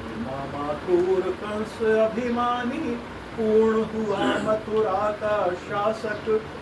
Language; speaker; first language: Hindi; native; Hindi